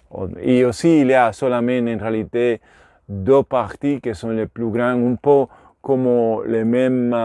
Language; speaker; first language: French; non-native, learner; Spanish